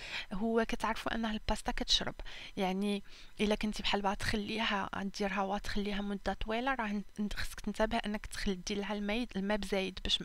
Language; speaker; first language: Arabic; native; Arabic